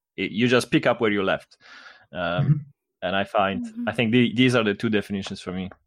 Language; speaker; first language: English; non-native, fluent; Polish